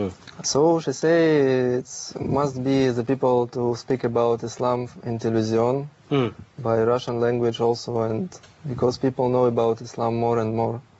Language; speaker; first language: English; non-native, learner; Russian